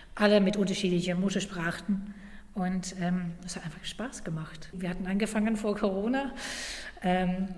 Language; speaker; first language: German; non-native, fluent; English